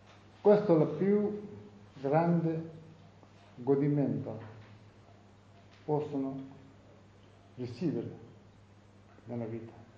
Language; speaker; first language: Italian; non-native, learner; Tibetan